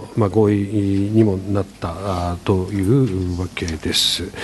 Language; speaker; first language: Japanese; native; Japanese